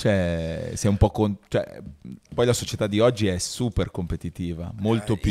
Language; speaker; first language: Italian; native; Italian